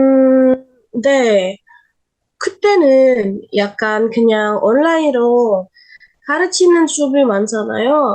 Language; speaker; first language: Korean; non-native, learner; Indonesian